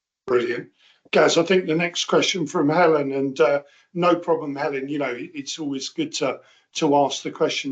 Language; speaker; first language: English; native; English